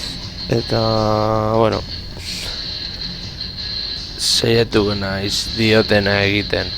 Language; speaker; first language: Basque; non-native, local second language; Spanish